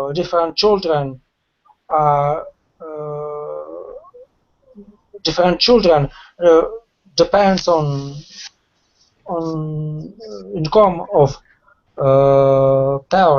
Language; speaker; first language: English; non-native, learner; Russian